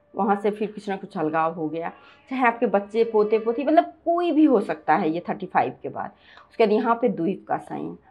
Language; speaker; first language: Hindi; native; Hindi